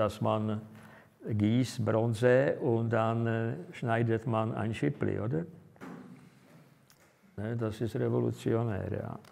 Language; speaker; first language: German; non-native, fluent; Czech